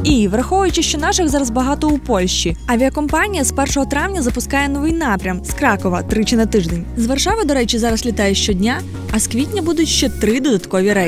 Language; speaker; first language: Ukrainian; native; Ukrainian